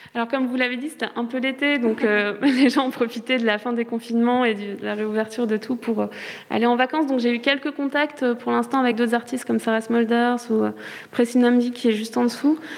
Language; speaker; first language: French; native; French